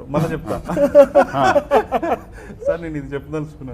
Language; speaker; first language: Telugu; native; Telugu